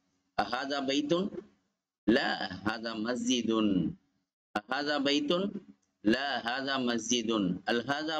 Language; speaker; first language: Arabic; non-native, fluent; Tamil